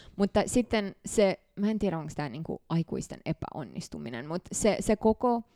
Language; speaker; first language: Finnish; non-native, fluent; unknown